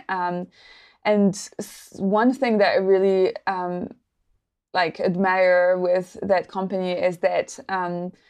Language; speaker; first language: English; non-native, fluent; French